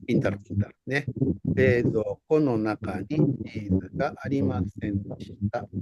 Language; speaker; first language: Japanese; non-native, fluent; Indonesian